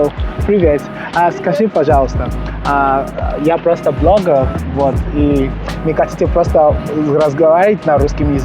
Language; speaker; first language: Russian; non-native, learner; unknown